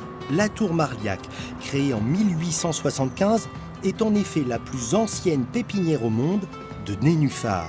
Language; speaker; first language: French; native; French